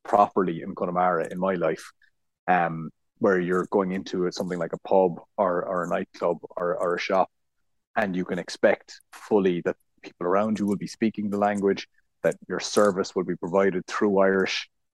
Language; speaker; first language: English; native; English